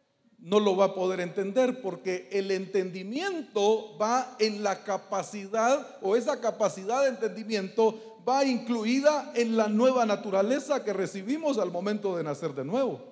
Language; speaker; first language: Spanish; native; Spanish